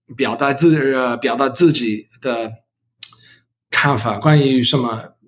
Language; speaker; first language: Chinese; non-native, learner; English